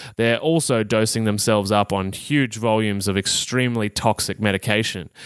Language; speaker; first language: English; native; English